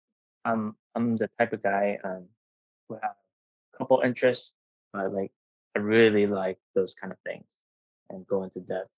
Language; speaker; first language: English; non-native, fluent; Korean